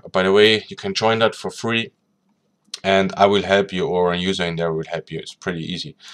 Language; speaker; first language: English; non-native, fluent; German